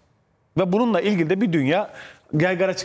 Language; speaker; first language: Turkish; native; Turkish